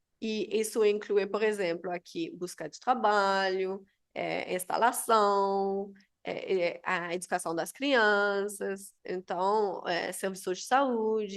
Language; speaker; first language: Portuguese; non-native, fluent; Spanish